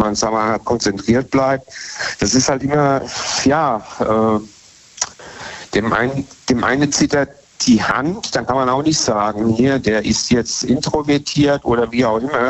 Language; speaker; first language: German; native; German